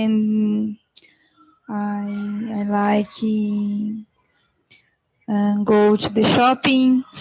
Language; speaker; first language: English; non-native, learner; Portuguese